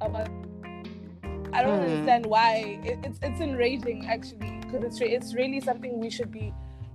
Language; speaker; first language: English; non-native, local second language; Zulu